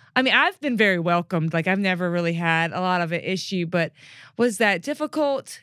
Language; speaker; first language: English; native; English